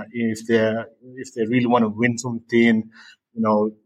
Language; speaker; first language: English; native; English